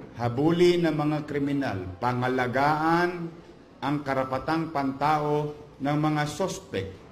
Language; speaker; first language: Filipino; native; Filipino